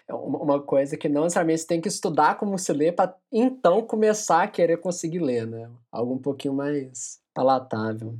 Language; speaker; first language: Portuguese; native; Portuguese